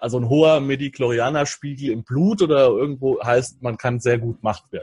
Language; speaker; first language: German; native; German